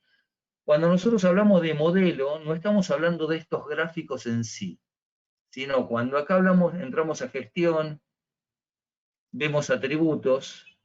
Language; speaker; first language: Spanish; native; Spanish